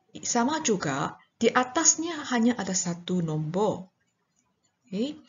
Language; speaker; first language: Malay; non-native, local second language; Chinese